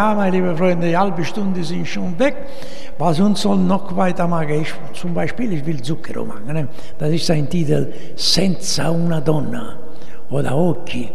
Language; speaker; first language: German; non-native, fluent; Italian